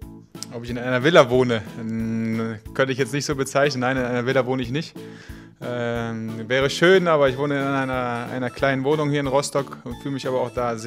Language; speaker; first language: German; native; German